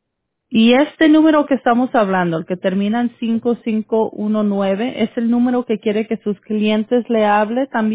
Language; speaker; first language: Spanish; early bilingual, heritage; Spanish